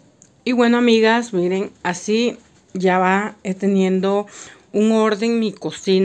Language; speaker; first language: Spanish; native; Spanish